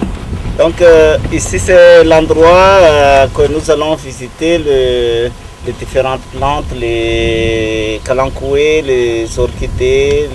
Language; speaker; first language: French; non-native, local second language; Malagasy